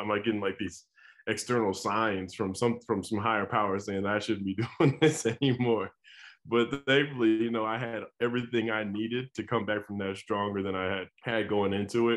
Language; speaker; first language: English; native; English